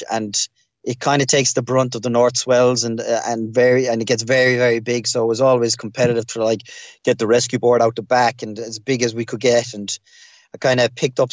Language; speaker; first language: English; native; English